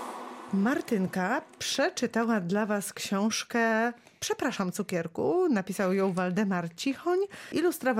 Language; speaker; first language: Polish; native; Polish